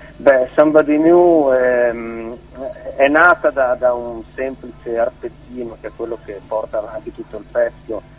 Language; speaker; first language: Italian; early bilingual, heritage; English